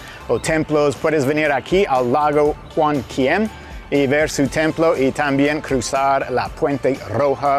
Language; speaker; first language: Spanish; non-native, fluent; English